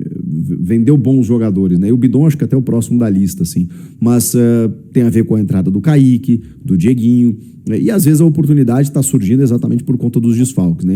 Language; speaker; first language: Portuguese; native; Portuguese